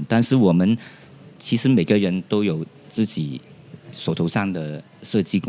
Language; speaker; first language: Chinese; non-native, local second language; Cantonese